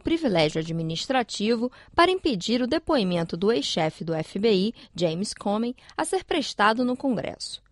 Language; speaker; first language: Portuguese; non-native, fluent; Chinese